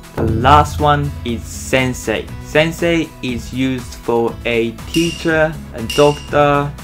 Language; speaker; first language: English; non-native, fluent; Japanese